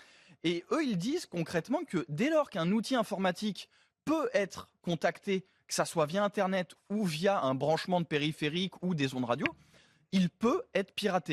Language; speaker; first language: French; native; French